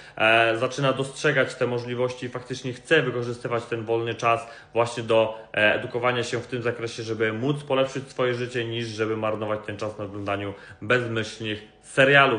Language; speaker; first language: Polish; native; Polish